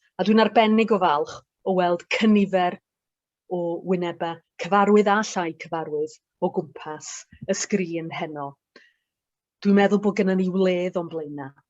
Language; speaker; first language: Welsh; native; Welsh